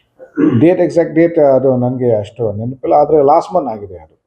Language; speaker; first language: Kannada; non-native, fluent; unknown